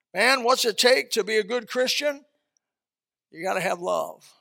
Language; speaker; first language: English; early bilingual, other home language; Swedish